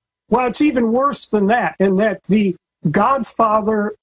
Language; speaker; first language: English; native; English